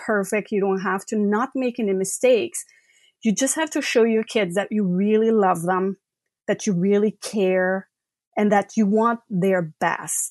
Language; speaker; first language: English; non-native, fluent; French